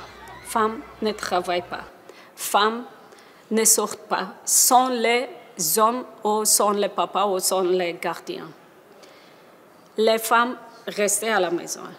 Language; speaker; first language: French; non-native, learner; Persian